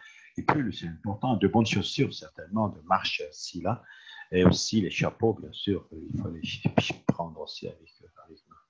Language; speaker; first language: French; non-native, fluent; Turkish